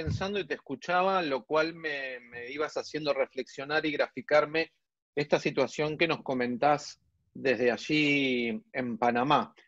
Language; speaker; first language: Spanish; native; Spanish